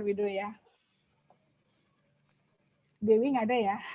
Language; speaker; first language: Indonesian; native; Indonesian